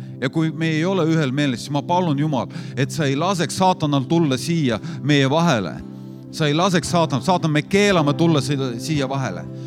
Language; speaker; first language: Estonian; non-native, fluent; Lithuanian